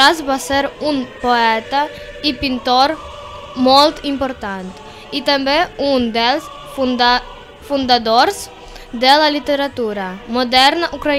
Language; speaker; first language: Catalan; non-native, learner; Ukrainian